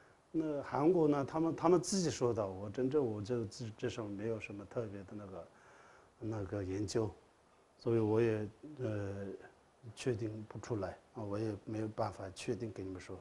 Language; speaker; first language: Chinese; non-native, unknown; Tibetan